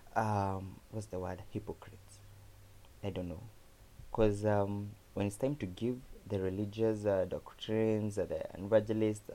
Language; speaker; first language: English; non-native, local second language; Kamba